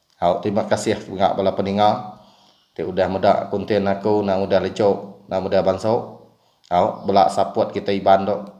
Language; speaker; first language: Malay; non-native, local second language; Iban